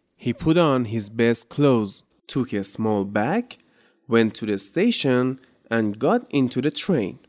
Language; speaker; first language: English; non-native, fluent; Persian